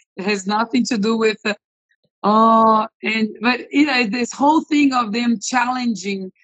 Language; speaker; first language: English; non-native, fluent; Portuguese